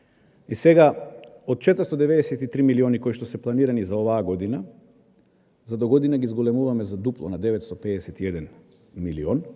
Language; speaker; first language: Macedonian; native; Macedonian